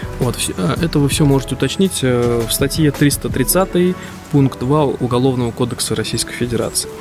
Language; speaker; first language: Russian; native; Russian